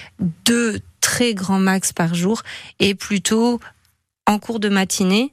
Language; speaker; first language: French; native; French